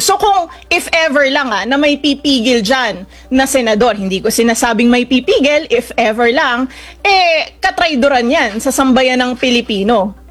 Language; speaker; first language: Filipino; native; Filipino